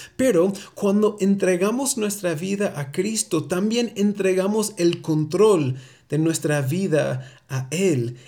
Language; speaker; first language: Spanish; early bilingual, heritage; Spanish